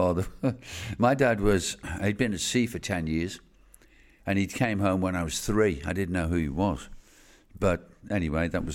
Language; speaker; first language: English; native; English